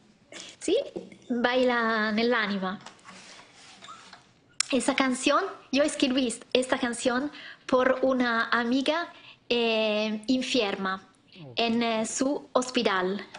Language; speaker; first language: Spanish; non-native, learner; Italian